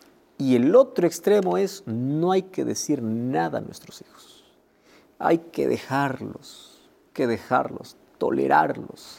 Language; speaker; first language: Spanish; native; Spanish